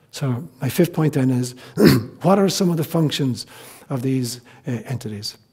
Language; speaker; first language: English; native; English